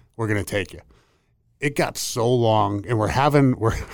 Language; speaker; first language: English; native; English